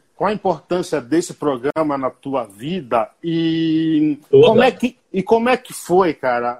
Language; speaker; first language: Portuguese; native; Portuguese